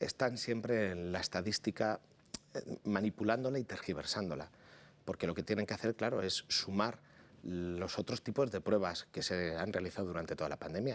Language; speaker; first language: Spanish; native; Spanish